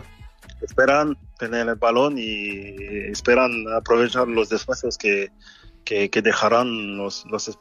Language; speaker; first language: Spanish; non-native, fluent; French